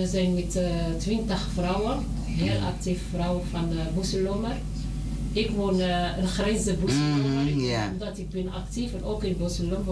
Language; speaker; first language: Dutch; non-native, learner; Arabic